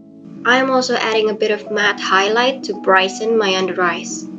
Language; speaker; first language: English; non-native, fluent; Indonesian